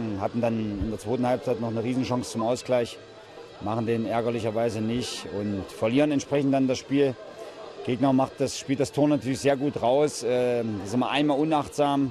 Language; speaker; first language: German; native; German